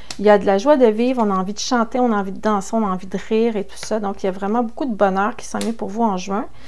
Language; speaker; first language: French; native; French